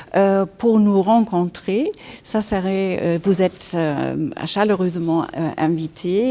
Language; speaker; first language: French; non-native, fluent; German